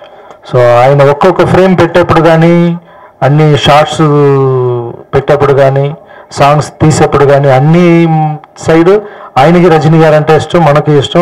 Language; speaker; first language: Telugu; non-native, local second language; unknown